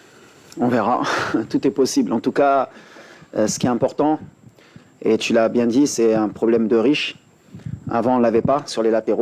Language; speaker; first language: French; native; French